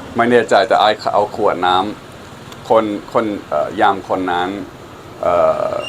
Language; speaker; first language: Thai; non-native, learner; English